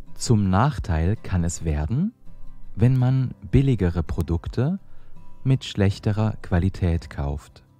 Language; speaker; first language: German; non-native, fluent; Persian